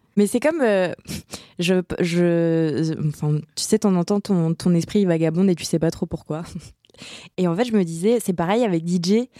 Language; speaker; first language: French; native; French